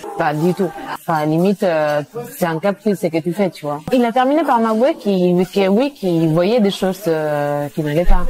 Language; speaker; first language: French; non-native, fluent; Spanish